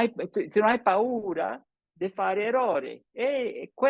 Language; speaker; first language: Italian; non-native, fluent; English